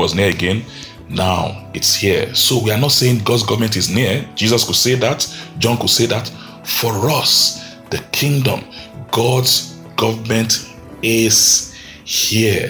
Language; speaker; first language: English; non-native, local second language; Yoruba